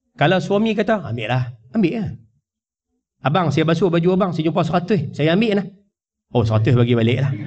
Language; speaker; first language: Malay; native; Malay